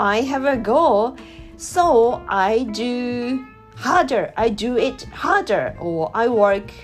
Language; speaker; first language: English; non-native, learner; Japanese